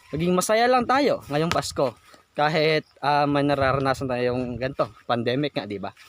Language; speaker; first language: Filipino; non-native, local second language; Cebuano